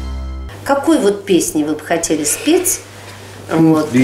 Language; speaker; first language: Russian; native; Russian